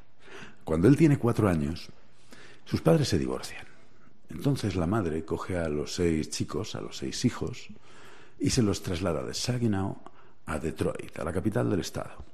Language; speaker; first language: Spanish; native; Spanish